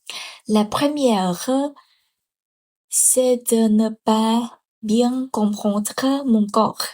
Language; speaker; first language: French; non-native, learner; Vietnamese